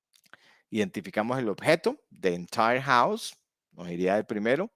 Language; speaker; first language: Spanish; native; Spanish